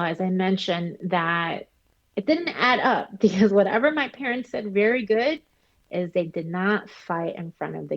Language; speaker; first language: English; early bilingual, other home language; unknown